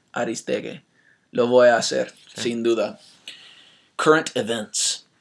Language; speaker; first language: Spanish; non-native, fluent; English